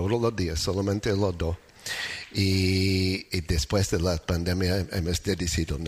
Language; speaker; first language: Spanish; non-native, learner; English